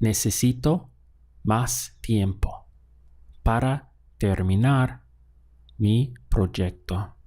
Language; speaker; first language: Spanish; non-native, fluent; English